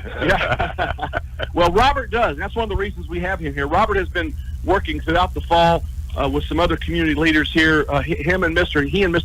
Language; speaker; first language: English; native; English